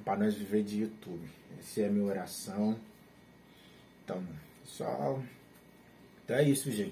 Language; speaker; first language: Portuguese; non-native, learner; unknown